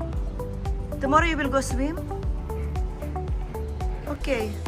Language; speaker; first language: English; non-native, local second language; Filipino